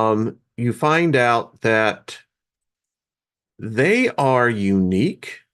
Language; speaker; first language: English; native; English